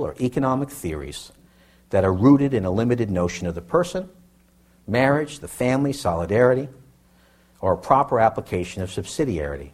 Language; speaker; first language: English; native; English